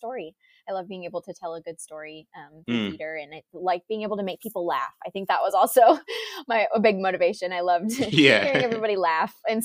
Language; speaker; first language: English; native; English